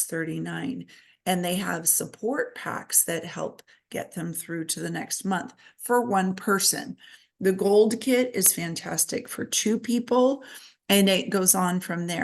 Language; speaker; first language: English; native; English